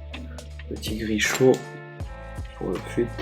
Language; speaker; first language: French; native; French